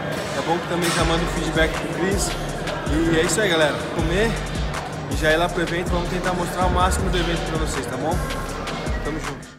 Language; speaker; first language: Portuguese; native; Portuguese